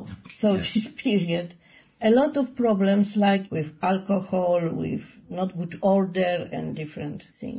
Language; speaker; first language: English; non-native, learner; Polish